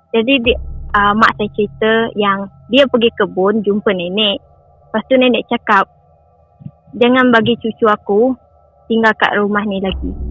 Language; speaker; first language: Malay; non-native, local second language; Iban